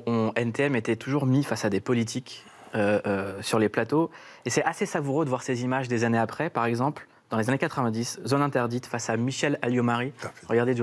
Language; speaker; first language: French; native; French